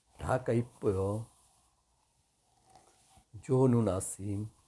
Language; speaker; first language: Korean; non-native, learner; Bangla